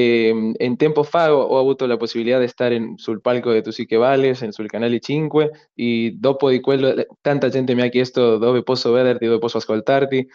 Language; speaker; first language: Italian; non-native, learner; Spanish